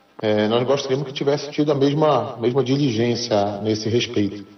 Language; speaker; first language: Portuguese; native; Portuguese